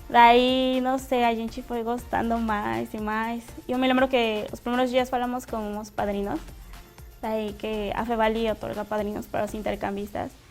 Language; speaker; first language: Portuguese; non-native, fluent; Spanish